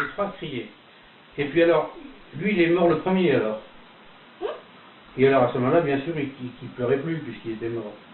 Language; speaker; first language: French; native; French